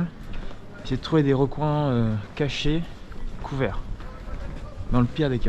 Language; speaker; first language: French; native; French